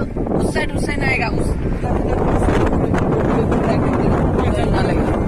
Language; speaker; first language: Hindi; non-native, local second language; Odia